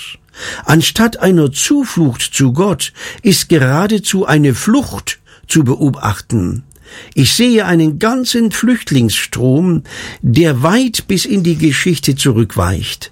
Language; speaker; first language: German; native; German